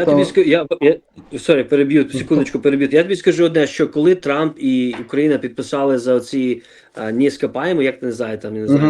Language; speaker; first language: Ukrainian; early bilingual, other home language; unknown